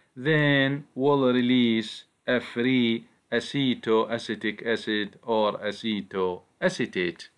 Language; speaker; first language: English; non-native, fluent; Arabic